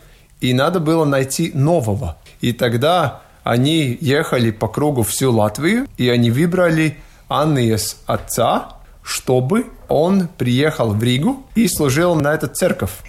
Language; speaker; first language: Russian; non-native, local second language; Latvian